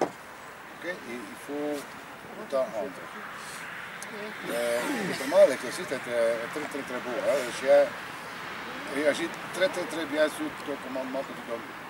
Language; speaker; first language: French; non-native, local second language; Dutch